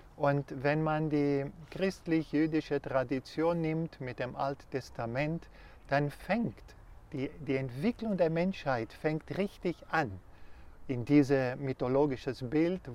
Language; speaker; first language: German; non-native, fluent; Portuguese